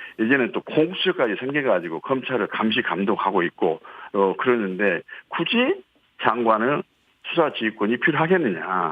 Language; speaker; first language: Korean; native; Korean